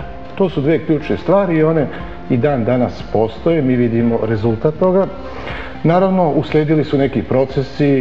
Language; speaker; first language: Serbian; native; Serbian